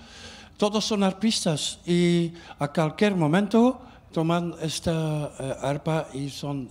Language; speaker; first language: Spanish; non-native, learner; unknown